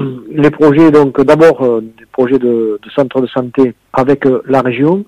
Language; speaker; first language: French; native; French